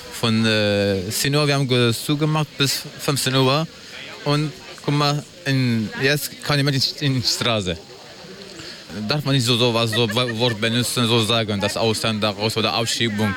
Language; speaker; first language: German; non-native, learner; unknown